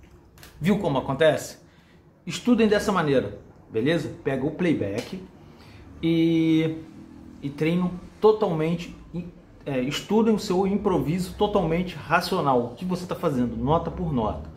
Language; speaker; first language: Portuguese; native; Portuguese